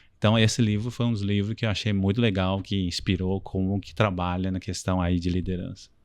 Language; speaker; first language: Portuguese; non-native, fluent; Chinese